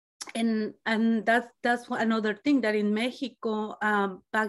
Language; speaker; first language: English; non-native, fluent; Spanish